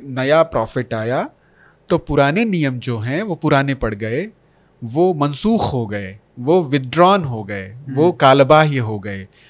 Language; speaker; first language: Hindi; non-native, local second language; Bhojpuri